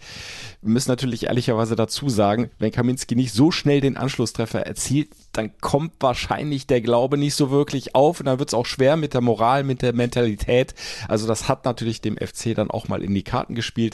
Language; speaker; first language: German; native; German